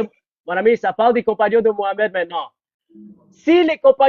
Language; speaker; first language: French; non-native, fluent; English